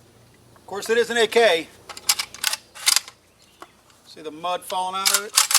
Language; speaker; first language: English; native; English